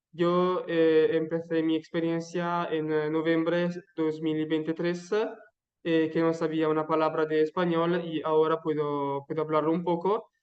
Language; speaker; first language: Spanish; non-native, learner; Italian